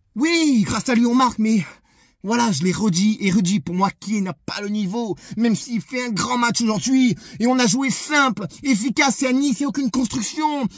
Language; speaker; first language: French; native; French